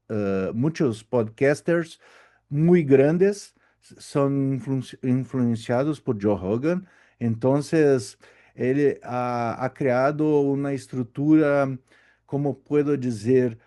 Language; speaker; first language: Spanish; non-native, learner; Portuguese